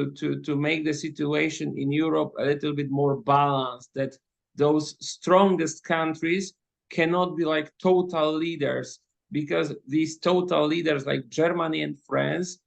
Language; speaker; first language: English; non-native, fluent; Polish